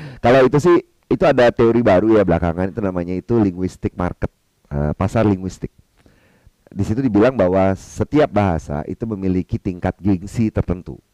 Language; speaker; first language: Indonesian; non-native, local second language; Minangkabau